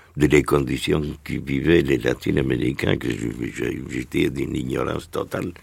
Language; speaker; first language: French; non-native, fluent; Spanish